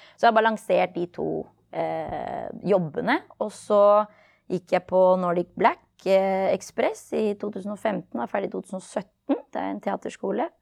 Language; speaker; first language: Norwegian; early bilingual, other home language; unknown